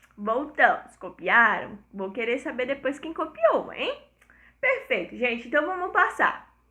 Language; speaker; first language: Portuguese; native; Portuguese